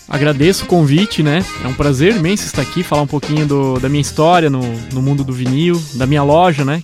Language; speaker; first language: Portuguese; native; Portuguese